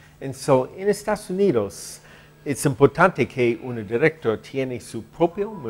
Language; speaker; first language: Spanish; non-native, learner; English